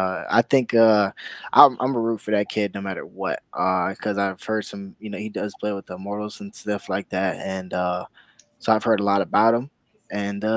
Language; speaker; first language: English; native; English